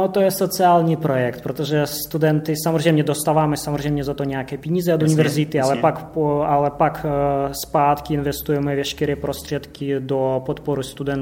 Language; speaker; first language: Czech; non-native, fluent; Russian